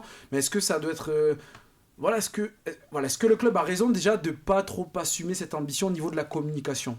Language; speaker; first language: French; native; French